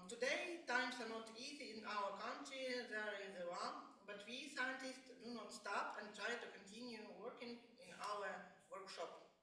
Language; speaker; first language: English; non-native, learner; Ukrainian